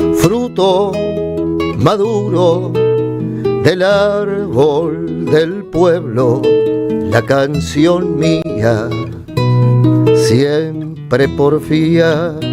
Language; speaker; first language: Spanish; native; Spanish